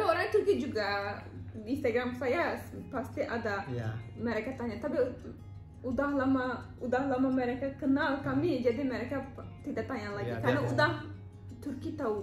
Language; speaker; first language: Indonesian; non-native, learner; Turkish